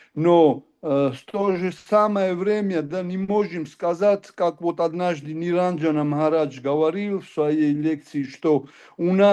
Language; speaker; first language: Russian; non-native, local second language; Georgian